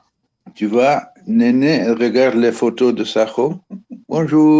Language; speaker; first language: French; non-native, fluent; Dutch